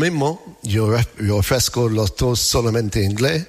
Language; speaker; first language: Spanish; non-native, learner; English